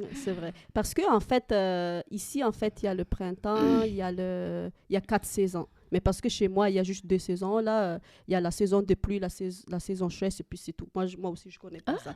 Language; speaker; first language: French; non-native, local second language; Malagasy